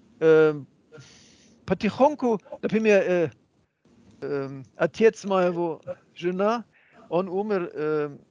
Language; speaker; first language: Russian; non-native, fluent; German